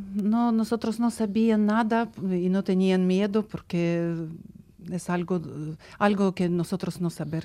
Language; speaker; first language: Spanish; non-native, learner; Ukrainian